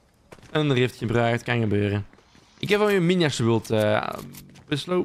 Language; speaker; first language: Dutch; native; Dutch